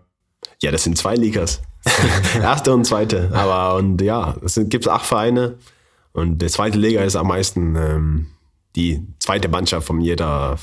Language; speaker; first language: German; non-native, learner; Faroese